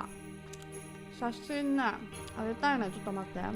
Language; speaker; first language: Japanese; non-native, learner; English